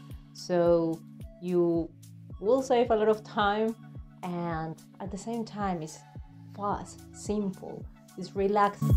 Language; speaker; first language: English; non-native, fluent; Spanish